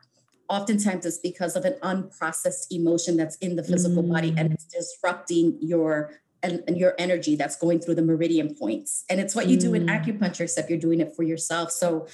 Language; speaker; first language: English; native; English